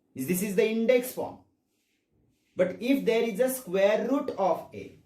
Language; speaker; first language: English; non-native, local second language; Marathi